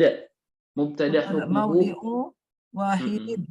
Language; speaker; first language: Arabic; non-native, learner; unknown